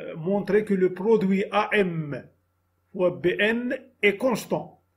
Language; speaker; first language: French; non-native, local second language; Arabic